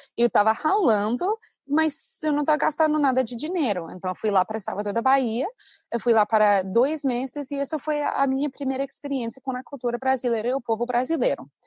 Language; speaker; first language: Portuguese; non-native, fluent; English